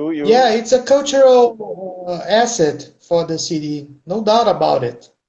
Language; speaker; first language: English; non-native, fluent; Portuguese